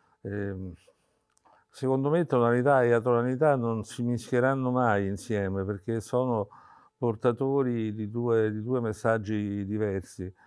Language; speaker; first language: Italian; native; Italian